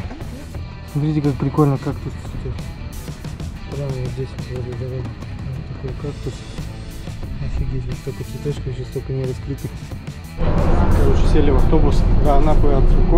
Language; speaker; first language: Russian; native; Russian